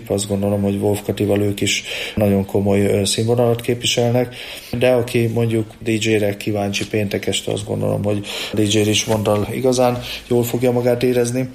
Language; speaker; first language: Hungarian; native; Hungarian